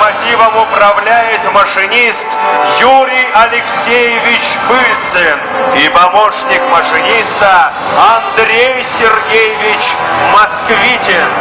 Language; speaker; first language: Russian; native; Russian